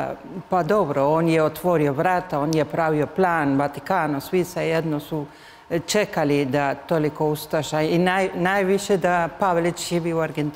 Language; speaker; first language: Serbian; early bilingual, heritage; Spanish